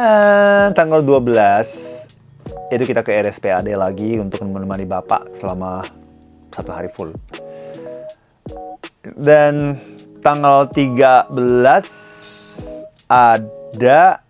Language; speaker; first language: Indonesian; non-native, fluent; Japanese